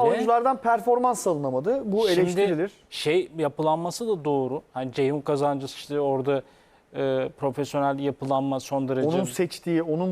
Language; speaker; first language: Turkish; native; Turkish